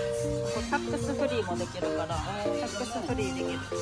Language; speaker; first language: Japanese; non-native, fluent; Korean